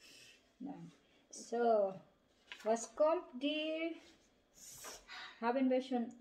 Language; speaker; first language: German; non-native, learner; Filipino